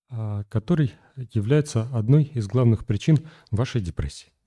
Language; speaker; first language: Russian; native; Russian